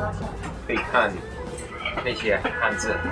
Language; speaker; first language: Chinese; non-native, learner; English